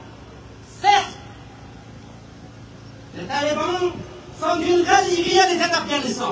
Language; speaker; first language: French; non-native, fluent; Persian